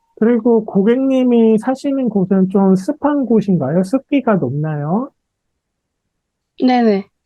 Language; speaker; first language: Korean; native; Korean